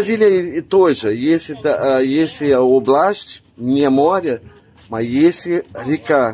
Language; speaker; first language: Russian; non-native, learner; Portuguese